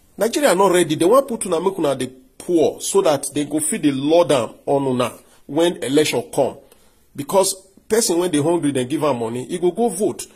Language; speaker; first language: Nigerian Pidgin; non-native, local second language; Yoruba